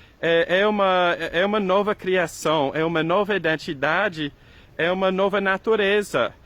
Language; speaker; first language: Portuguese; non-native, fluent; English